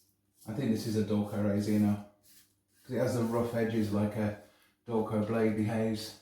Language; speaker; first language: English; native; English